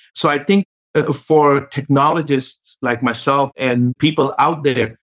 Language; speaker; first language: English; native; English